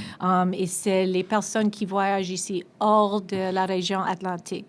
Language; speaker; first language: French; non-native, local second language; English